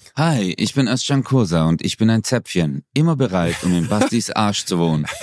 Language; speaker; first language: German; early bilingual, other home language; Turkish